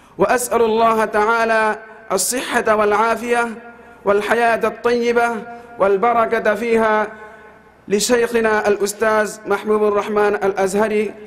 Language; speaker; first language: Arabic; non-native, fluent; Bangla